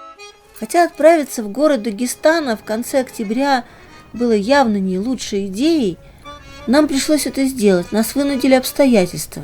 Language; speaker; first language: Russian; native; Russian